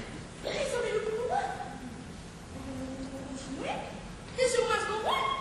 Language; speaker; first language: French; non-native, learner; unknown